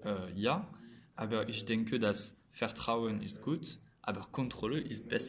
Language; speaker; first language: German; non-native, learner; French